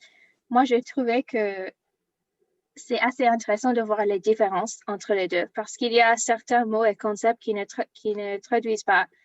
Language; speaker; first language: French; non-native, learner; English